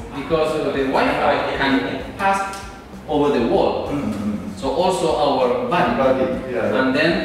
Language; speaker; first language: English; non-native, learner; Spanish